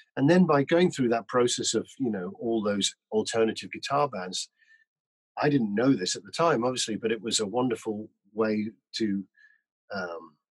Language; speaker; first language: English; native; English